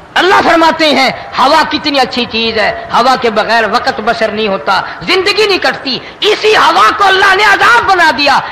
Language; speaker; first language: Urdu; non-native, local second language; Punjabi